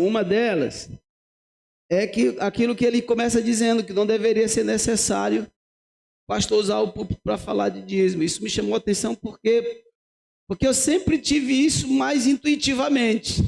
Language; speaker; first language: Portuguese; native; Portuguese